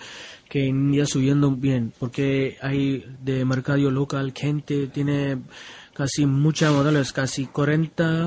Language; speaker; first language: Spanish; non-native, learner; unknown